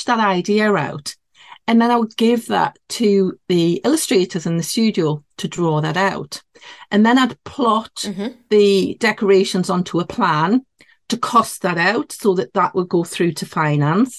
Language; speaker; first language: English; native; English